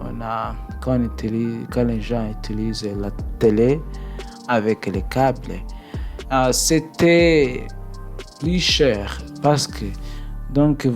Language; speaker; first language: French; non-native, learner; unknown